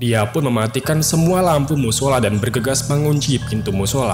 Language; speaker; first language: Indonesian; native; Indonesian